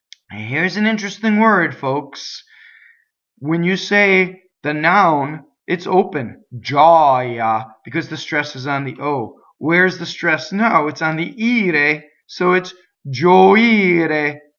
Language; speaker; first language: English; native; English